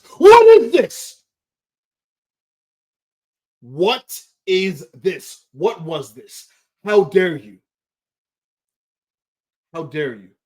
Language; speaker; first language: English; native; English